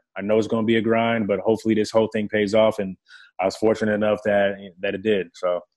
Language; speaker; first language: English; early bilingual, other home language; French